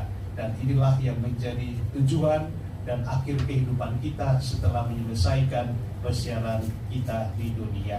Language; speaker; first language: Indonesian; native; Indonesian